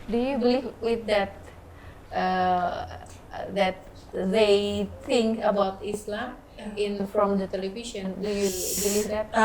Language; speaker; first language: English; non-native, learner; Indonesian